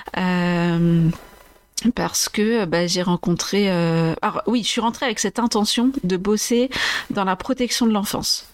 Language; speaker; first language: French; native; French